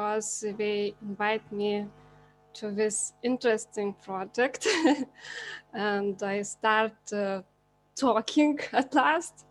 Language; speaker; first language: English; non-native, learner; Lithuanian